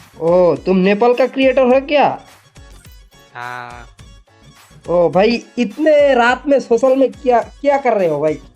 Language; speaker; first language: Hindi; non-native, learner; Bangla